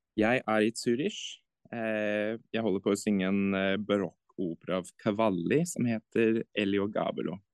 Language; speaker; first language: Norwegian; non-native, fluent; English